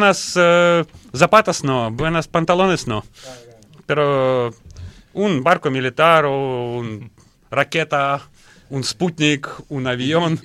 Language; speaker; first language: Spanish; non-native, learner; Russian